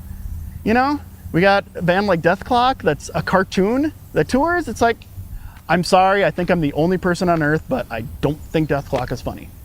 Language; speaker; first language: English; native; English